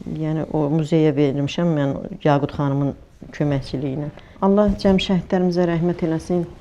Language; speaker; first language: Azerbaijani; native; Azerbaijani